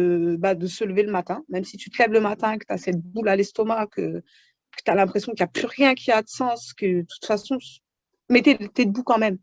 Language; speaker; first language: French; native; French